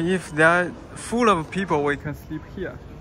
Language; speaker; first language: English; non-native, learner; Chinese